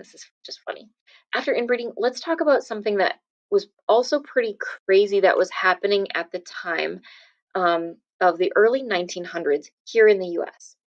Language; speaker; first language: English; native; English